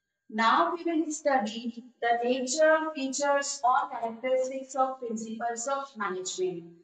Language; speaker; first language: English; non-native, local second language; Hindi